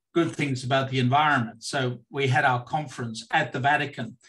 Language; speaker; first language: English; native; English